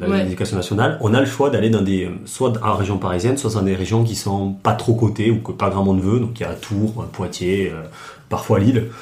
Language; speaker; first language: French; native; French